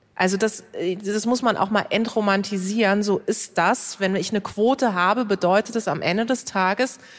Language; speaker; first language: German; native; German